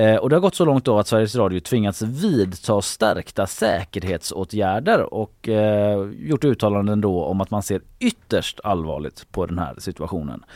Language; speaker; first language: Swedish; native; Swedish